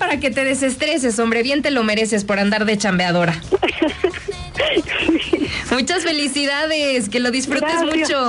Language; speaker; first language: Spanish; native; Spanish